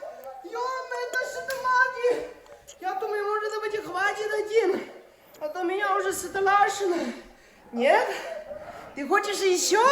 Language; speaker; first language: Russian; non-native, learner; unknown